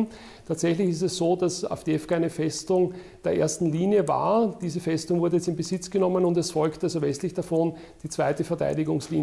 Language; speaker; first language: German; native; German